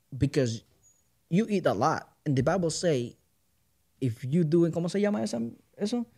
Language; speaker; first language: English; non-native, learner; Spanish